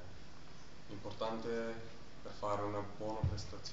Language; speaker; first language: Italian; non-native, learner; German